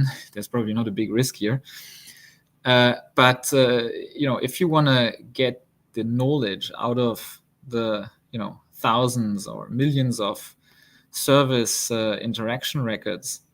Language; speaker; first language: English; non-native, fluent; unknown